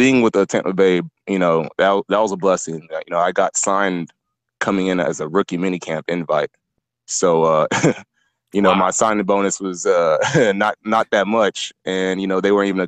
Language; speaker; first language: English; native; English